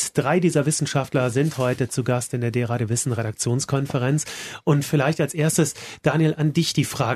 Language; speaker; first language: German; native; German